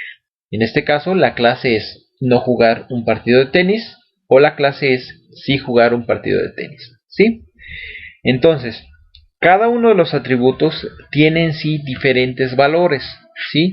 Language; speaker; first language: Spanish; native; Spanish